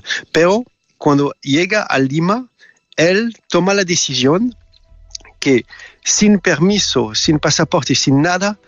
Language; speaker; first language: Spanish; non-native, learner; French